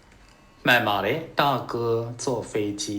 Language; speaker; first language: Chinese; non-native, fluent; Burmese